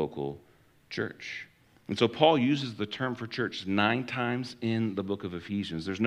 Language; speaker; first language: English; native; English